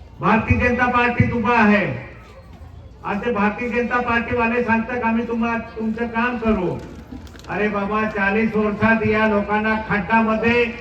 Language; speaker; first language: Marathi; non-native, local second language; Bhili